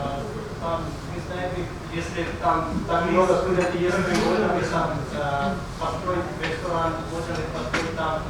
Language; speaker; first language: Russian; non-native, learner; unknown